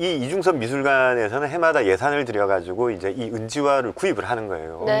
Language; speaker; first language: Korean; native; Korean